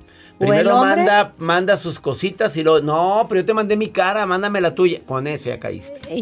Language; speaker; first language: Spanish; native; Spanish